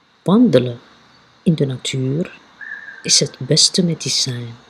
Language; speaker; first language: Dutch; non-native, fluent; Arabic